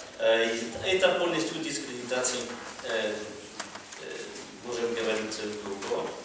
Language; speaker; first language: Russian; non-native, learner; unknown